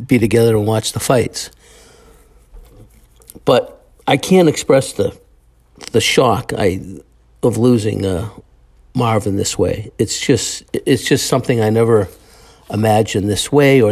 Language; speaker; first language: English; native; English